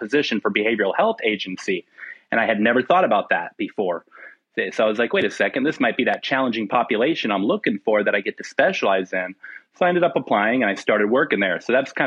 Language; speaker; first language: English; native; English